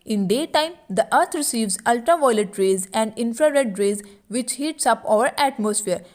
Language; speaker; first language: English; non-native, local second language; Punjabi